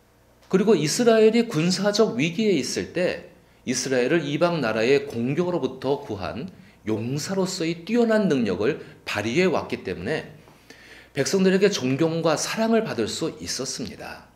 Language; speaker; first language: Korean; native; Korean